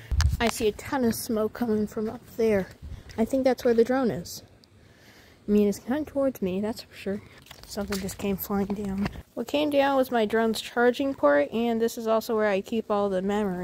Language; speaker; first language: English; native; English